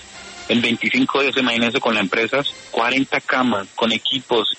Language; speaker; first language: Spanish; native; Spanish